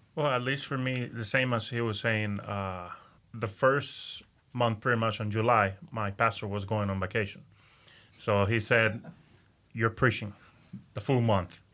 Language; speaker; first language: English; non-native, fluent; Spanish